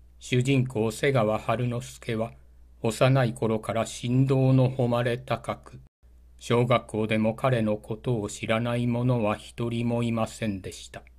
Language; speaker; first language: Japanese; native; Japanese